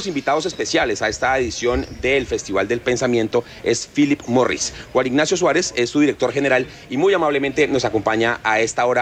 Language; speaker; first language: Spanish; native; Spanish